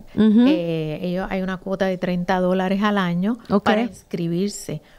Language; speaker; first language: Spanish; native; Spanish